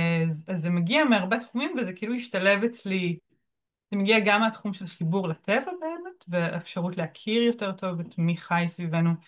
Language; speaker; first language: Hebrew; native; Hebrew